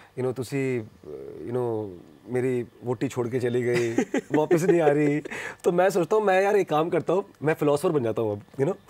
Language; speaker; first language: Hindi; non-native, local second language; Punjabi